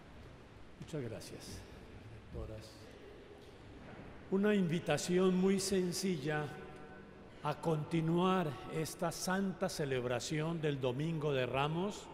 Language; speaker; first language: Spanish; native; Spanish